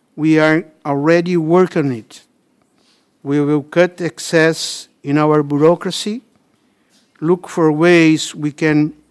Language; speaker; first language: English; non-native, fluent; Portuguese